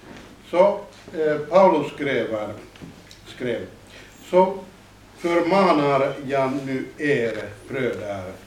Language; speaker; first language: Swedish; non-native, fluent; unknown